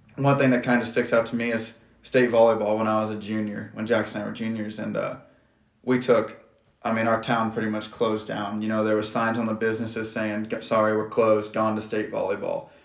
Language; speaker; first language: English; native; English